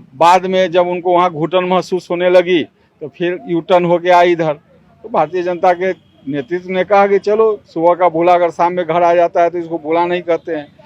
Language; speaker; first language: Hindi; native; Hindi